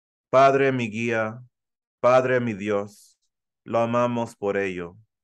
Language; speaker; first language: Spanish; early bilingual, heritage; Spanish